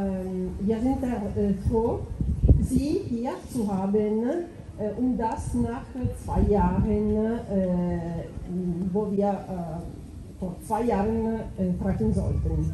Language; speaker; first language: German; non-native, fluent; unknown